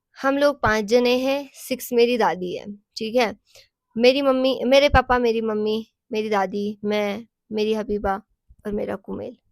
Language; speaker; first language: Hindi; non-native, local second language; Sicilian